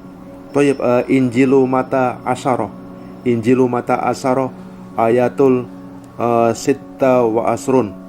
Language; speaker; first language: Arabic; non-native, learner; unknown